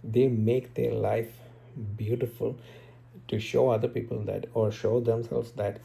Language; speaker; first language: English; non-native, local second language; Malayalam